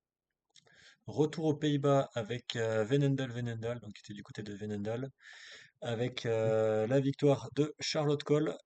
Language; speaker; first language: French; native; French